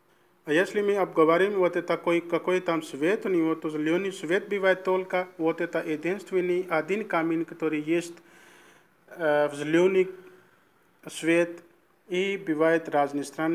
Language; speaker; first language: Russian; non-native, learner; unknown